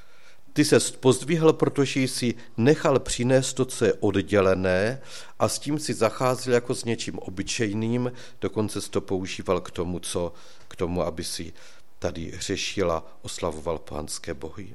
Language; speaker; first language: Czech; native; Czech